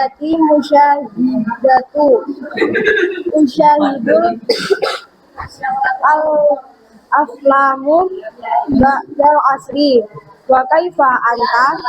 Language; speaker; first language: Arabic; non-native, learner; Indonesian